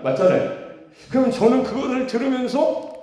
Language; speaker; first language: Korean; native; Korean